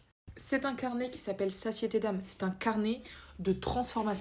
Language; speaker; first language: French; native; French